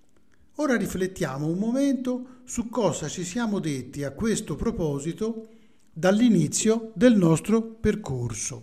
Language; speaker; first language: Italian; native; Italian